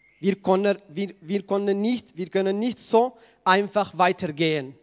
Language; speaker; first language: German; non-native, learner; Tigrinya